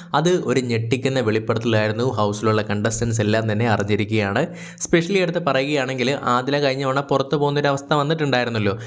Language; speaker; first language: Malayalam; native; Malayalam